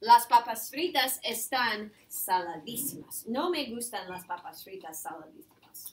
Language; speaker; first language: Spanish; non-native, fluent; English